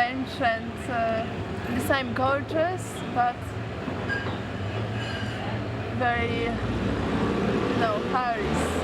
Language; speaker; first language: English; non-native, learner; Polish